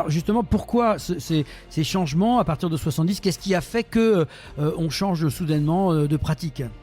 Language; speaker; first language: French; native; French